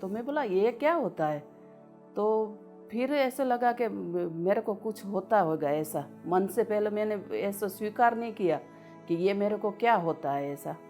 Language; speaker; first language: Hindi; non-native, local second language; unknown